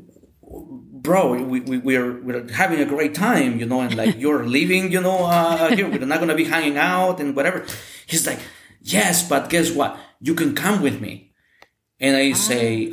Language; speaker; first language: English; non-native, fluent; Spanish